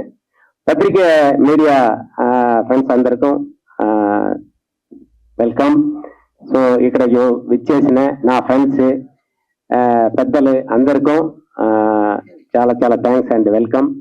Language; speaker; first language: Telugu; native; Telugu